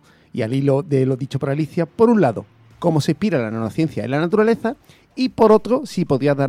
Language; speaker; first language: Spanish; native; Spanish